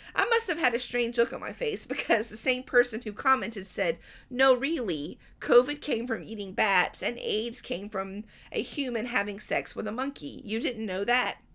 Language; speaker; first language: English; native; English